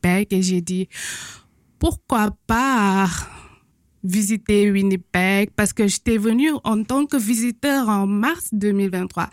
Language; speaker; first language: French; non-native, local second language; Wolof